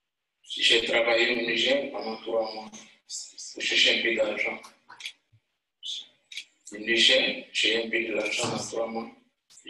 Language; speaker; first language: French; non-native, learner; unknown